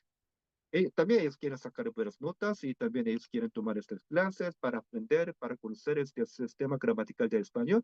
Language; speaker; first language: Spanish; non-native, fluent; Korean